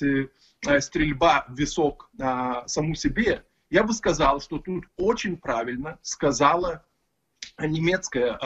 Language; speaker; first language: Russian; non-native, fluent; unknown